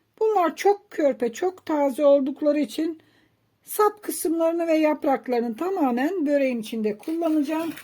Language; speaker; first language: Turkish; native; Turkish